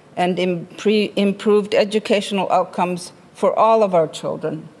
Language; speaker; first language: English; non-native, local second language; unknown